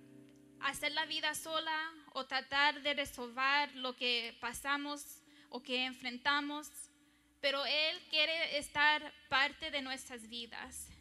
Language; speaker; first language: Spanish; early bilingual, heritage; English